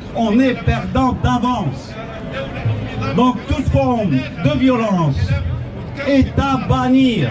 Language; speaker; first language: French; non-native, local second language; Arabic